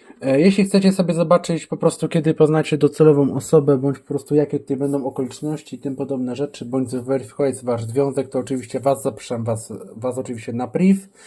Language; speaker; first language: Polish; native; Polish